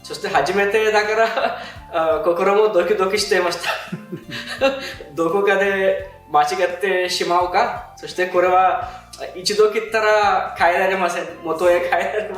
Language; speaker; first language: Japanese; non-native, fluent; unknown